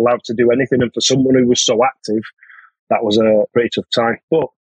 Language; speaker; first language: English; native; English